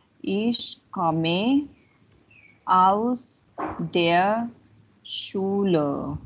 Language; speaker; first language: German; non-native, fluent; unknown